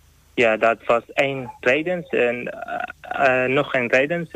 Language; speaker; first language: Dutch; non-native, learner; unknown